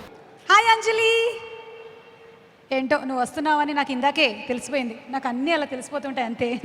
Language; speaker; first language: Telugu; native; Telugu